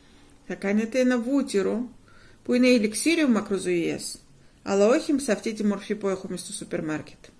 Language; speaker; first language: Greek; non-native, fluent; Russian